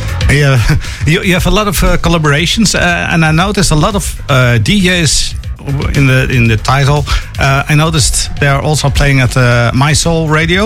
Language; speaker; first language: English; non-native, fluent; Dutch